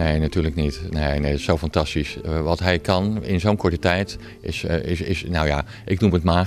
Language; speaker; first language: Dutch; native; Dutch